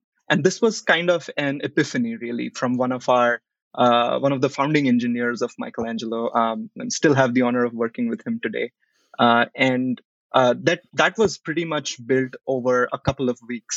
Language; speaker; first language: English; non-native, local second language; Hindi